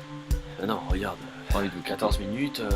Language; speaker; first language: French; native; French